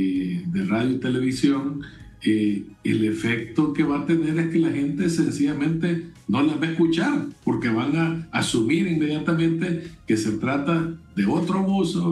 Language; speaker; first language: Spanish; native; Spanish